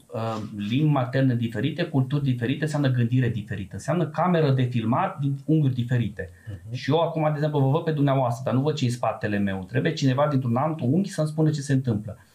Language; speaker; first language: Romanian; non-native, local second language; Serbian